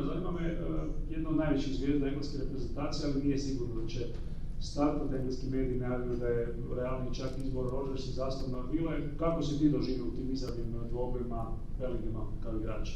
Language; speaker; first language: Croatian; native; Croatian